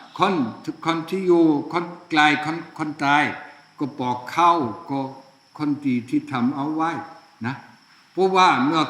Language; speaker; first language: Thai; non-native, fluent; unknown